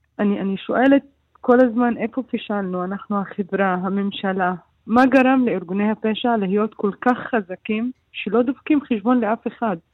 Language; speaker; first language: Hebrew; non-native, local second language; Arabic